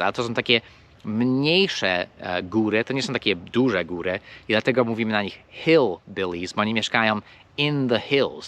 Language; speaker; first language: Polish; non-native, fluent; English